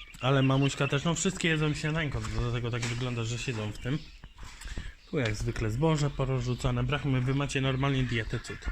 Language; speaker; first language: Polish; native; Polish